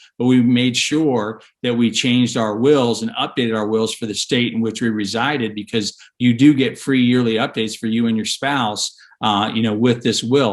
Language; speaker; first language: English; native; English